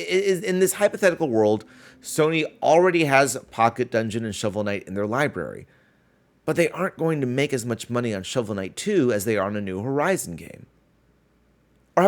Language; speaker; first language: English; native; English